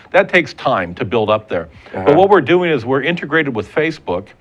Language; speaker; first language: English; native; English